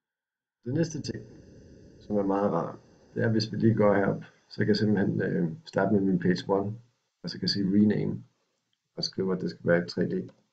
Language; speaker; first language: Danish; native; Danish